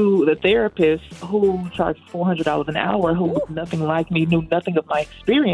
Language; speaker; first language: English; native; English